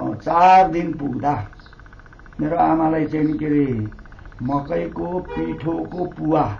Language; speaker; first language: Nepali; non-native, local second language; Limbu